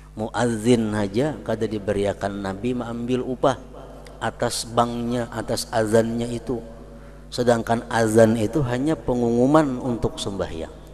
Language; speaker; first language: Indonesian; non-native, local second language; Banjar